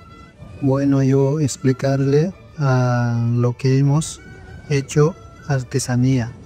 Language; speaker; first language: Spanish; non-native, local second language; Quechua